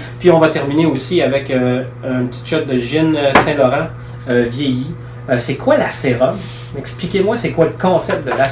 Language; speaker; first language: French; native; French